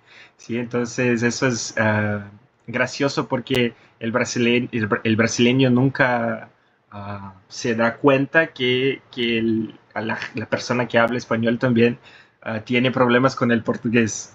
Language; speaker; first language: Spanish; non-native, fluent; Portuguese